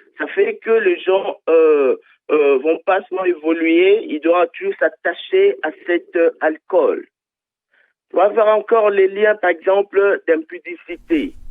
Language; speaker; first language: French; non-native, local second language; Lingala